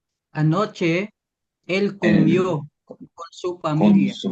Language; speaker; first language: Spanish; non-native, learner; Filipino